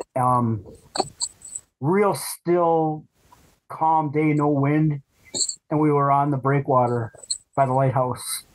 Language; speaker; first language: English; native; English